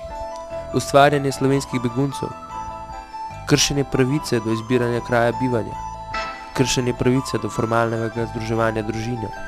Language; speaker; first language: Slovenian; native; Slovenian